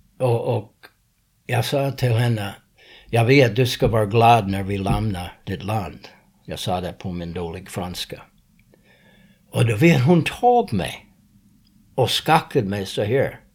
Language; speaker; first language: Swedish; non-native, fluent; English